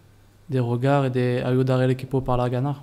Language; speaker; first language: Spanish; non-native, learner; French